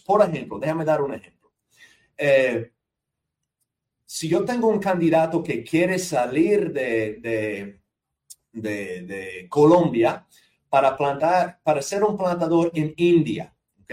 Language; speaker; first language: Spanish; non-native, fluent; English